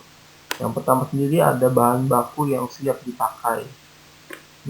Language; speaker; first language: Indonesian; native; Indonesian